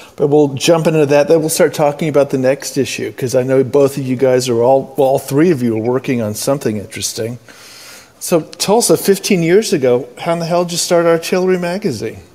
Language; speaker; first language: English; native; English